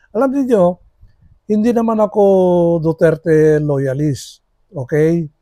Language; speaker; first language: Filipino; non-native, local second language; Iloko